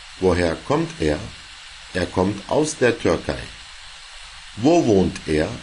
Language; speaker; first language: German; non-native, fluent; Turkish